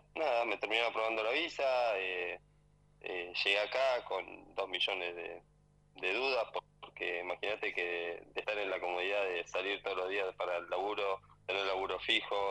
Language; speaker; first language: Spanish; native; Spanish